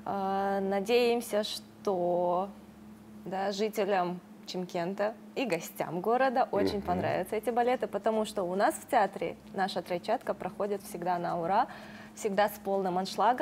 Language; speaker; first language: Russian; native; Russian